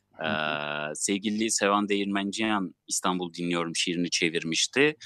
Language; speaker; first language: Turkish; non-native, local second language; Armenian